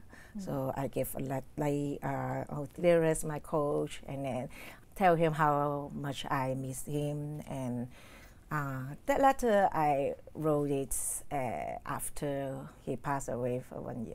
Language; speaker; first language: English; non-native, learner; Cantonese